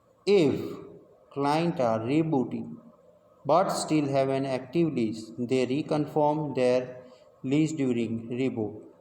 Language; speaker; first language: English; non-native, local second language; Gujarati